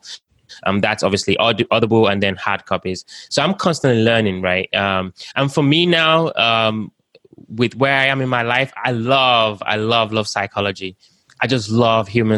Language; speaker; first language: English; non-native, local second language; Yoruba